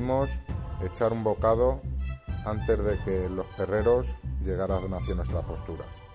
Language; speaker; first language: Spanish; native; Spanish